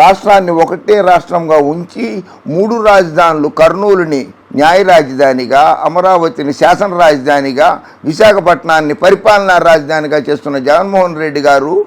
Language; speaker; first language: Telugu; native; Telugu